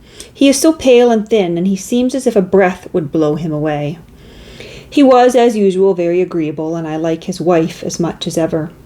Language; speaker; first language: English; native; English